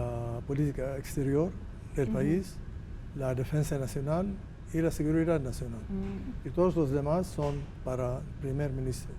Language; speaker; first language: Spanish; non-native, fluent; Arabic